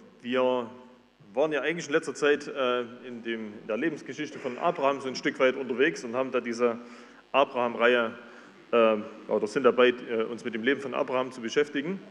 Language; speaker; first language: German; native; German